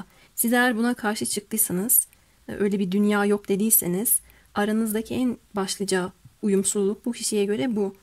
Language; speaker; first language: Turkish; native; Turkish